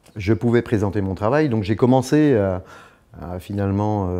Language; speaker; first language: French; native; French